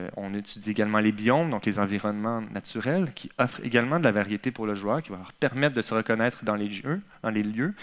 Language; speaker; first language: French; native; French